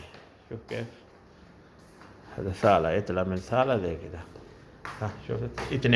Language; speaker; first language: Arabic; non-native, learner; Urdu